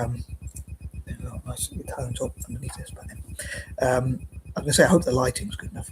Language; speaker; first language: English; native; English